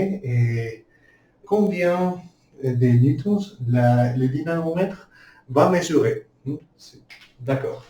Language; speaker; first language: French; non-native, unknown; Spanish